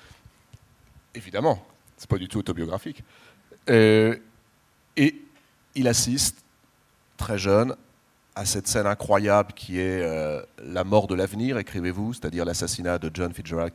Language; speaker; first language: French; native; French